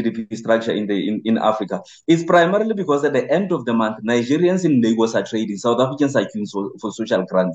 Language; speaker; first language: English; non-native, local second language; Southern Sotho